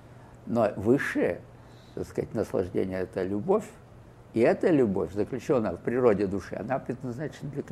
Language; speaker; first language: Russian; native; Russian